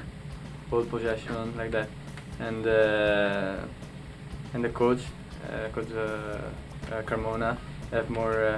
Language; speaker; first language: English; non-native, local second language; Filipino